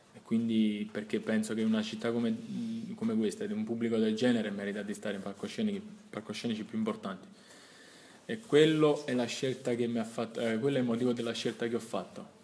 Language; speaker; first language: Italian; native; Italian